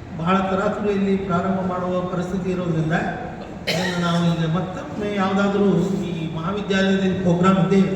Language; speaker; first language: Kannada; native; Kannada